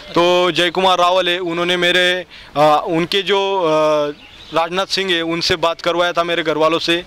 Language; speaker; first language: Hindi; non-native, local second language; Marathi